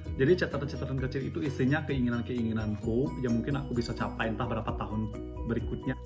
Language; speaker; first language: Indonesian; non-native, local second language; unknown